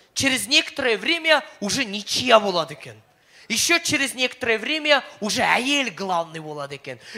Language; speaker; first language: Russian; non-native, local second language; Kazakh